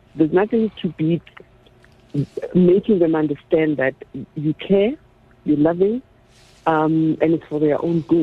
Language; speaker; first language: English; non-native, local second language; Zulu